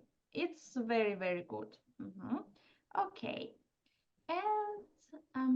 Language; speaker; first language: English; non-native, fluent; Russian